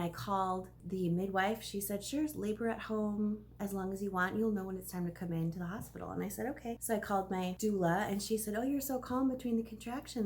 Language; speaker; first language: English; native; English